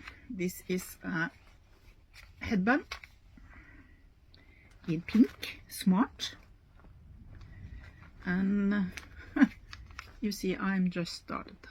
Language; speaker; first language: English; non-native, learner; Norwegian